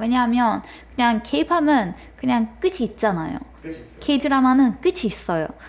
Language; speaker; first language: Korean; non-native, fluent; Turkish